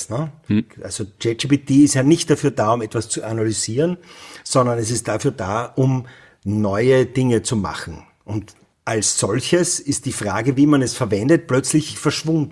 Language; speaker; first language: German; native; German